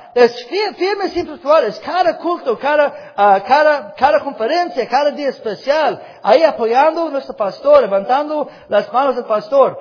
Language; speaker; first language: Spanish; non-native, fluent; English